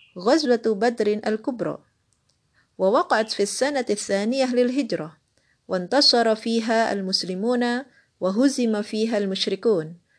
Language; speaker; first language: Arabic; non-native, learner; Indonesian